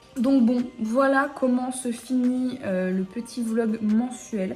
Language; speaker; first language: French; native; French